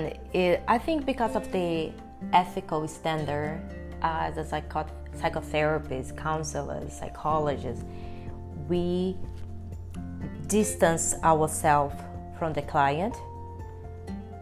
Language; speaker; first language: English; non-native, fluent; Portuguese